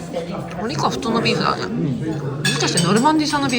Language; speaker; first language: Japanese; native; Japanese